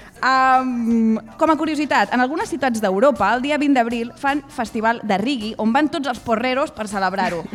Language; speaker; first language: Catalan; native; Catalan